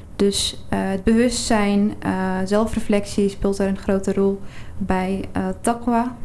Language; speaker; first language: Dutch; early bilingual, other home language; Arabic